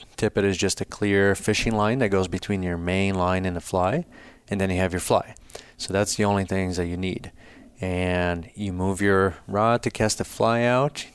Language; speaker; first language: English; early bilingual, other home language; Portuguese